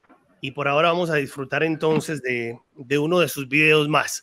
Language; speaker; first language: Spanish; native; Spanish